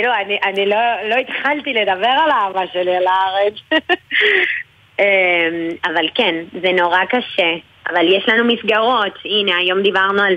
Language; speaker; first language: Hebrew; non-native, fluent; Spanish